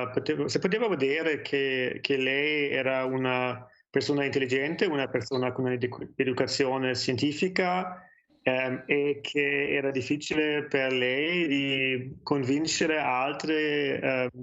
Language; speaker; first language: Italian; non-native, fluent; German